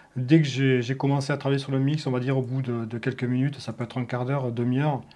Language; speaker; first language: French; native; French